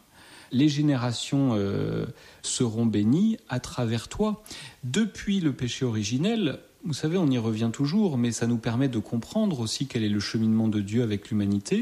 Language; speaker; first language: French; native; French